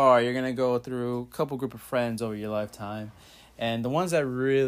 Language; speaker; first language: English; native; English